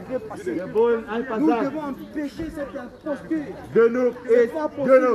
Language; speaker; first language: German; non-native, fluent; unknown